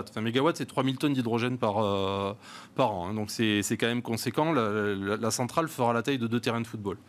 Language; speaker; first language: French; native; French